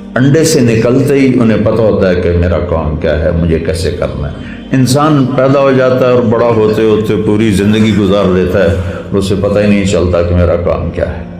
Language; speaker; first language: Urdu; non-native, local second language; Punjabi